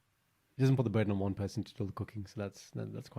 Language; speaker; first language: English; early bilingual, other home language; Punjabi